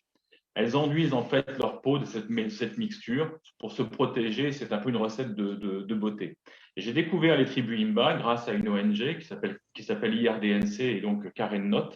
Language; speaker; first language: French; native; French